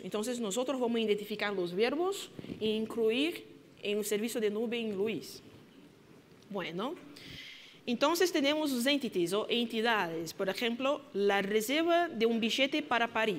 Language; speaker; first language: Spanish; non-native, fluent; Portuguese